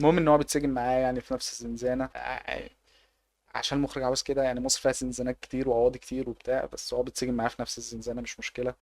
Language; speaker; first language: Arabic; native; Arabic